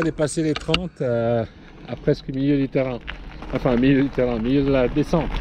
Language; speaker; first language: French; native; French